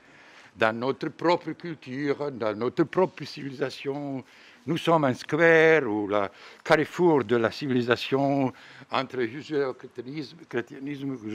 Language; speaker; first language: French; non-native, fluent; Bosnian